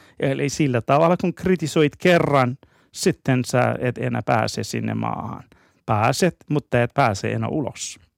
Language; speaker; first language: Finnish; non-native, fluent; Persian